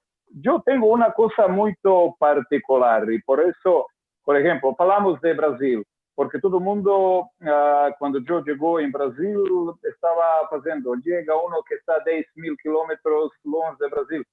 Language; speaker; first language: Portuguese; non-native, learner; Croatian